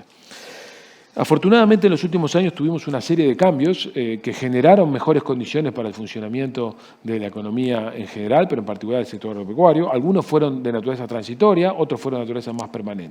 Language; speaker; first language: Spanish; native; Spanish